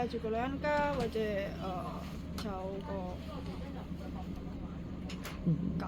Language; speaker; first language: Cantonese; non-native, learner; Indonesian